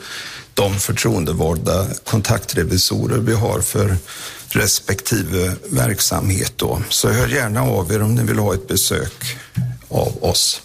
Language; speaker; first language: Swedish; native; Swedish